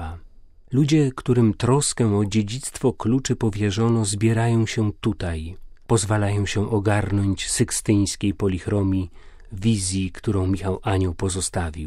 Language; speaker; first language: Polish; native; Polish